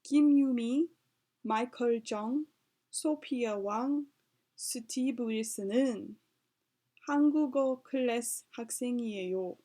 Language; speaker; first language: Korean; non-native, learner; English